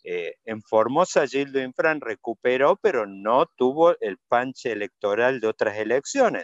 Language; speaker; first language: Spanish; native; Spanish